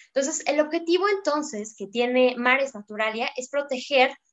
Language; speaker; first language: Spanish; native; Spanish